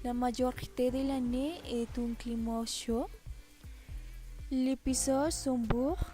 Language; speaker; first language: French; non-native, learner; Spanish